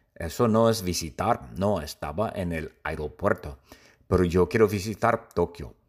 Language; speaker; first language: Spanish; non-native, fluent; English